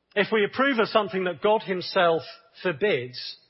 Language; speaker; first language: English; native; English